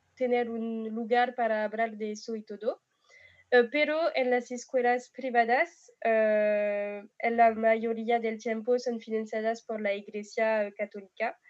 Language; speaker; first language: Spanish; non-native, fluent; French